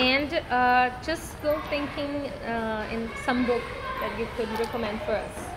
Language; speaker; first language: English; non-native, fluent; Portuguese